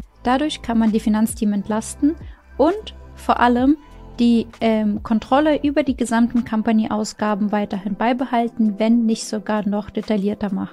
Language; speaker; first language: German; non-native, fluent; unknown